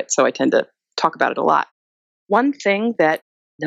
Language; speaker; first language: English; native; English